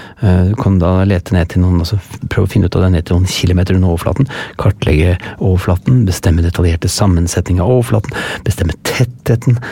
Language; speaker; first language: Norwegian; native; Norwegian